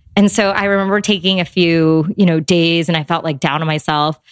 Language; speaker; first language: English; native; English